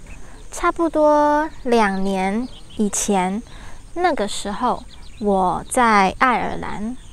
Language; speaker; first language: Chinese; non-native, learner; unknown